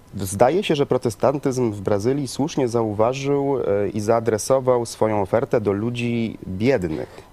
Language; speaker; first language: Polish; native; Polish